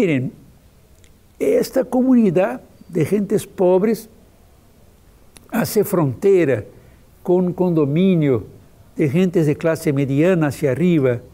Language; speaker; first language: Spanish; non-native, fluent; Portuguese